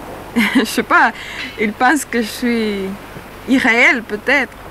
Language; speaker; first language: French; non-native, fluent; Spanish